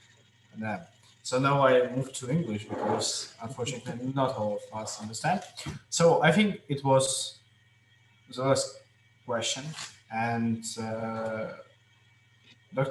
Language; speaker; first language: English; non-native, fluent; Russian